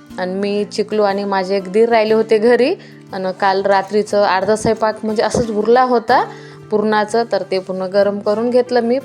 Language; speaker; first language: Marathi; non-native, local second language; Lambadi